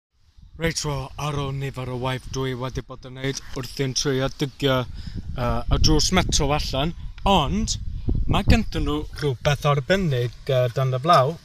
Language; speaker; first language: Welsh; non-native, learner; English